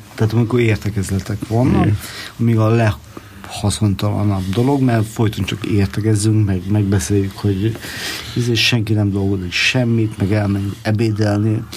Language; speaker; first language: Hungarian; native; Hungarian